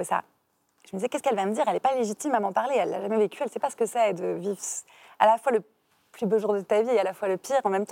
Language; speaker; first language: French; native; French